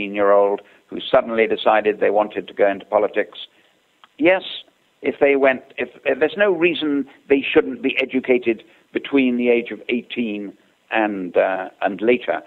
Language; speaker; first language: English; native; English